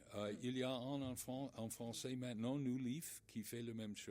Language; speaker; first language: French; non-native, learner; English